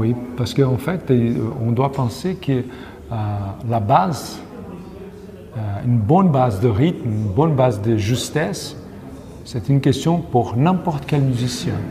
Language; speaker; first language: French; non-native, learner; Portuguese